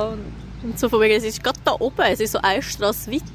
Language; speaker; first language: German; native; German